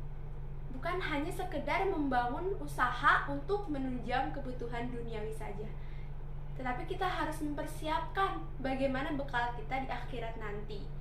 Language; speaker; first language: Indonesian; native; Indonesian